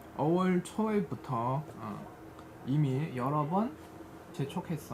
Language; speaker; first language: Korean; non-native, fluent; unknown